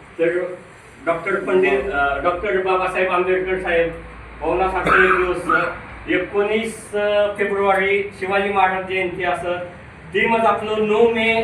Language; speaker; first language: Marathi; non-native, local second language; Rajasthani